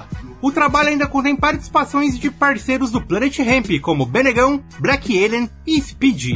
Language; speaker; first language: Portuguese; native; Portuguese